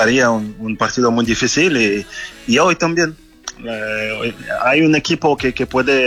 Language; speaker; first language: Spanish; non-native, fluent; French